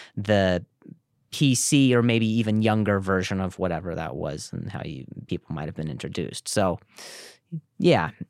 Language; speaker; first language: English; native; English